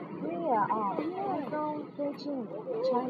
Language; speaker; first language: English; non-native, learner; Chinese